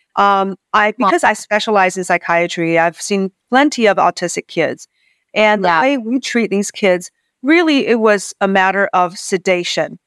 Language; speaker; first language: English; non-native, fluent; Chinese